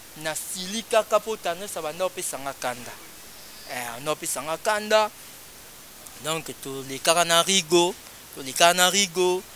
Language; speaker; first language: Lingala; native; Lingala